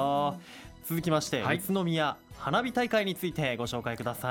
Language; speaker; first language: Japanese; native; Japanese